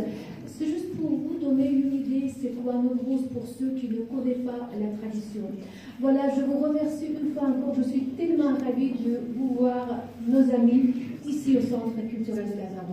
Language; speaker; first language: French; non-native, fluent; Azerbaijani